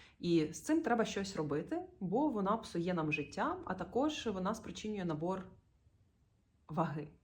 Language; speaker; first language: Ukrainian; native; Ukrainian